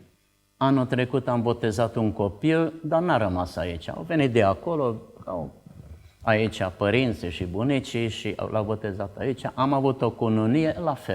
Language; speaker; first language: Romanian; non-native, local second language; Czech